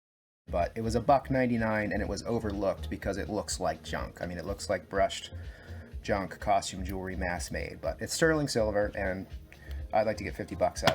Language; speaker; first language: English; native; English